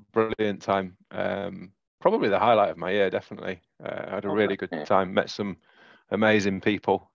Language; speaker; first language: English; native; English